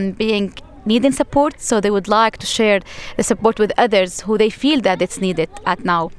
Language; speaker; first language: English; non-native, fluent; Arabic